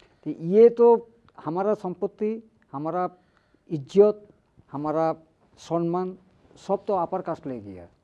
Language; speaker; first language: Hindi; non-native, learner; Bangla